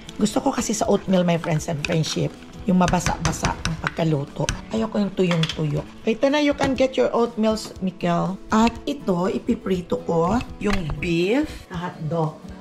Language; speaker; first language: Filipino; non-native, local second language; Cebuano